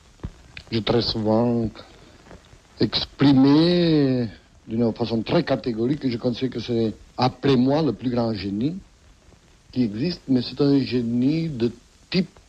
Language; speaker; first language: French; non-native, fluent; Catalan